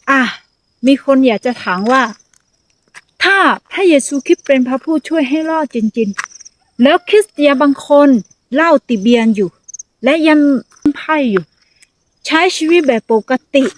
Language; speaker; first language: Thai; non-native, fluent; Akha